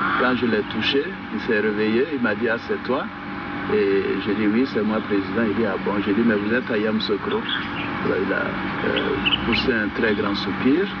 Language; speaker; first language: French; non-native, local second language; Dyula